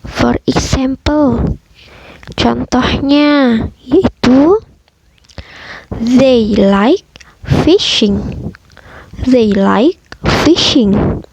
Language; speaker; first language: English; non-native, fluent; Indonesian